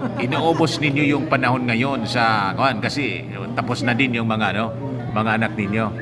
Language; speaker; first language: Filipino; non-native, local second language; Bikol